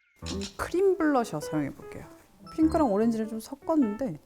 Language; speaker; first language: Korean; native; Korean